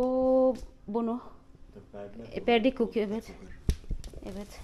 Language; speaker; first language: Turkish; non-native, learner; Filipino